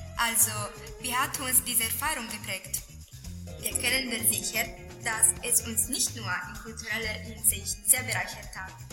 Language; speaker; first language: German; non-native, learner; Italian